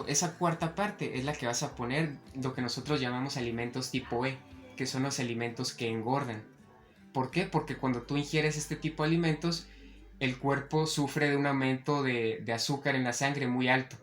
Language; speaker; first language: Spanish; native; Spanish